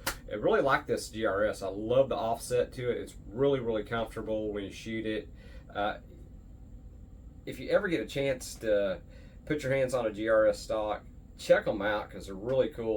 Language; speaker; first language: English; native; English